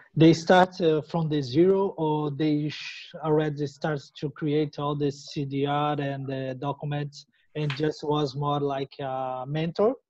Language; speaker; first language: English; non-native, learner; Portuguese